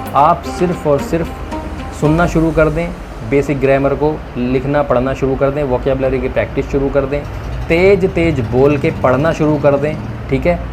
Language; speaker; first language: Hindi; native; Hindi